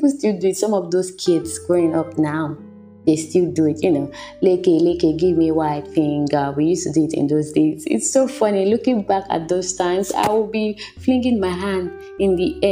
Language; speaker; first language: English; non-native, local second language; Yoruba